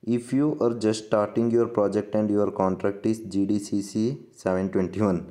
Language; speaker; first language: English; non-native, local second language; Kannada